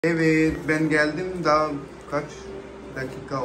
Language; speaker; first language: Turkish; non-native, learner; Urdu